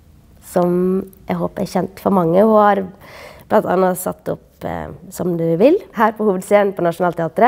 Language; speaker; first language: Norwegian; native; Norwegian